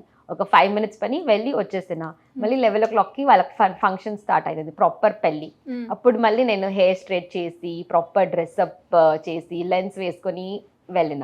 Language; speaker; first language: Telugu; non-native, local second language; Gujarati